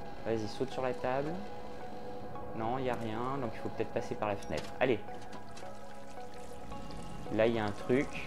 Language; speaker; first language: French; native; French